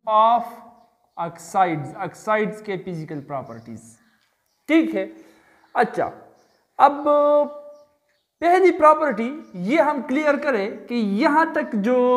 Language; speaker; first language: Urdu; non-native, local second language; Pashto